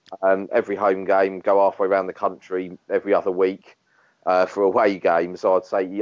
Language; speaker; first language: English; native; English